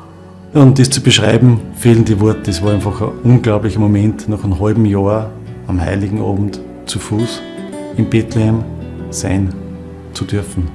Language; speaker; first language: German; native; German